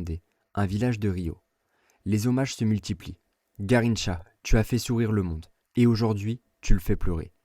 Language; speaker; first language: French; native; French